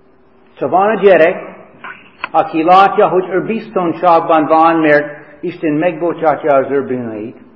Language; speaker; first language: Hungarian; non-native, fluent; English